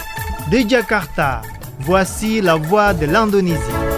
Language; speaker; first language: French; non-native, fluent; Indonesian